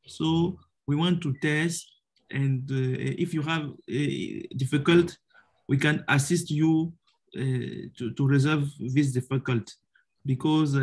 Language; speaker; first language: English; non-native, learner; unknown